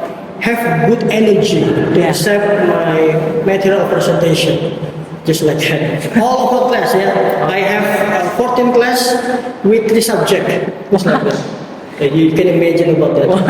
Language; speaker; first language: English; non-native, learner; Indonesian